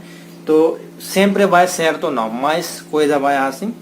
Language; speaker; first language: Portuguese; non-native, learner; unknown